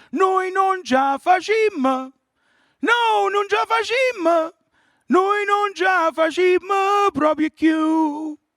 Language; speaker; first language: Italian; early bilingual, other home language; English